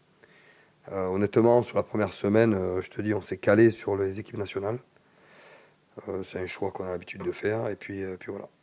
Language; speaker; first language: French; native; French